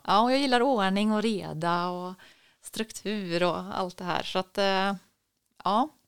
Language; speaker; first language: Swedish; native; Swedish